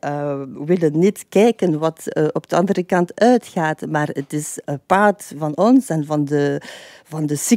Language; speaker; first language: Dutch; non-native, fluent; French